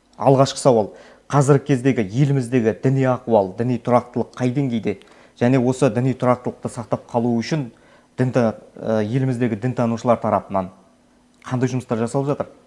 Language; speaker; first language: Kazakh; native; Kazakh